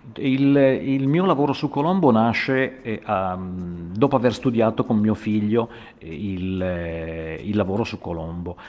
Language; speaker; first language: Italian; native; Italian